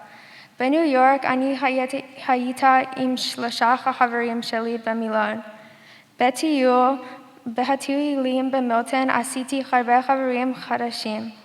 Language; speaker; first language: Hebrew; non-native, learner; English